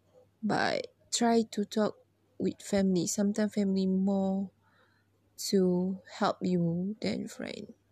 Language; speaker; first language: English; non-native, learner; Malay